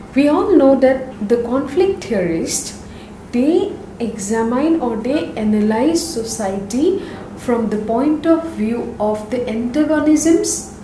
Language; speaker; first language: English; non-native, local second language; Assamese